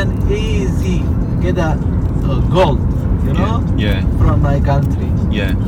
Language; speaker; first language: English; non-native, learner; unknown